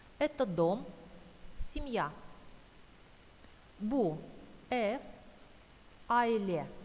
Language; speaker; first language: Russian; non-native, fluent; Turkish